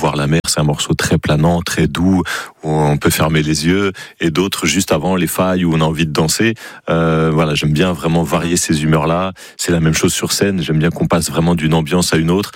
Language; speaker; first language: French; native; French